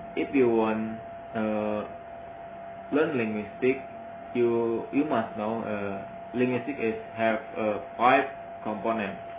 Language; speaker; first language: English; non-native, learner; Indonesian